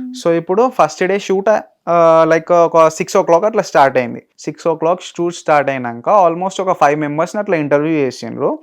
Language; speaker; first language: Telugu; native; Telugu